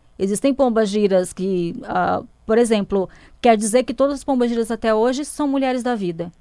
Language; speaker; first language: Portuguese; native; Portuguese